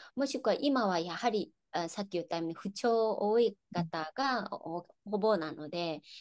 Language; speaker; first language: Japanese; non-native, fluent; Chinese